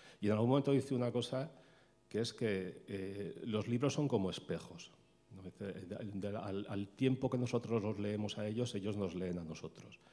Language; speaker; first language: Spanish; native; Spanish